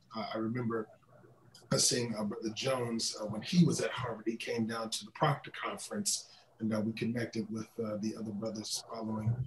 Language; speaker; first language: English; native; English